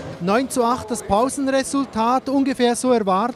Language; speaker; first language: German; native; German